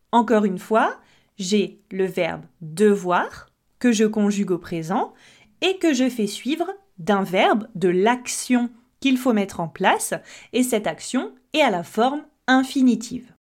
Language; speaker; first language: French; native; French